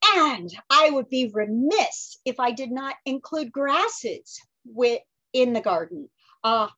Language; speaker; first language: English; native; English